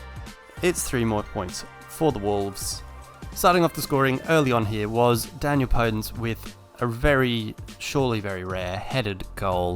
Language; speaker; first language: English; native; English